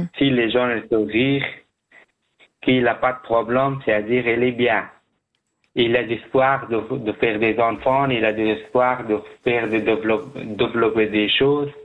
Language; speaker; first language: French; non-native, learner; Persian